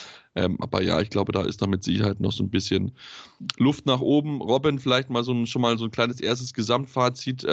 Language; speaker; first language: German; native; German